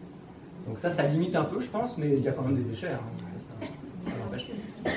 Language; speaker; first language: French; native; French